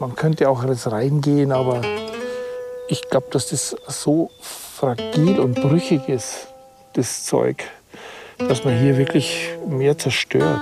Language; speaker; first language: German; native; German